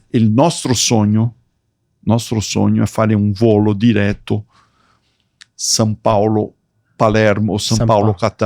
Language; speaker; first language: Italian; early bilingual, heritage; Portuguese